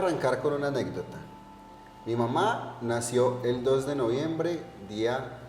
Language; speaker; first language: Spanish; native; Spanish